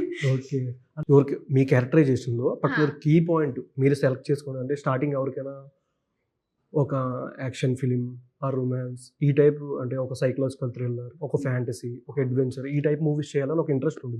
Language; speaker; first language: Telugu; native; Telugu